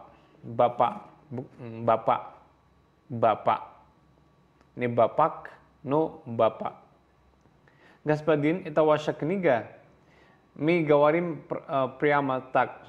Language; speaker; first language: Russian; non-native, learner; Javanese